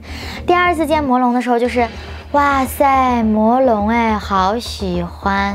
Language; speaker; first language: Chinese; native; Chinese